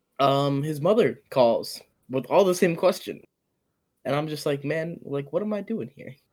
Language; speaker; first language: English; early bilingual, other home language; Amharic